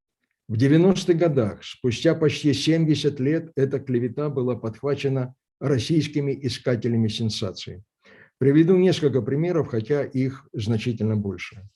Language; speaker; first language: Russian; native; Russian